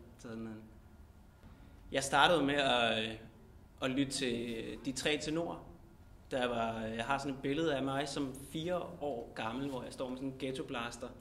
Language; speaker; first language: Danish; native; Danish